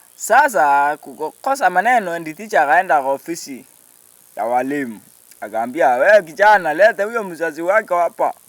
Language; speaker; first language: Swahili; non-native, local second language; Meru